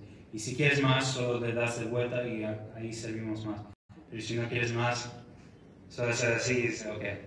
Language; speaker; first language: Spanish; non-native, fluent; Arabic